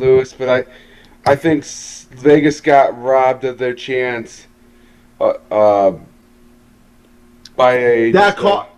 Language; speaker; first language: English; native; English